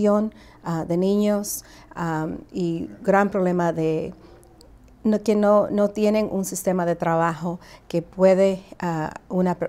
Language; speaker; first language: Spanish; early bilingual, heritage; Spanish